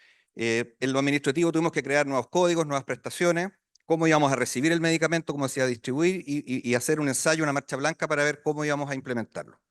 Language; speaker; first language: Spanish; native; Spanish